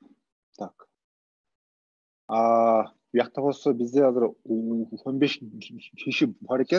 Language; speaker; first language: Kyrgyz; non-native, local second language; Russian